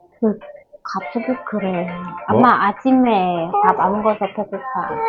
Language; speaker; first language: Korean; non-native, learner; Vietnamese